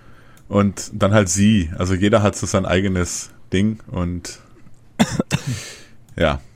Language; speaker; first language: German; native; German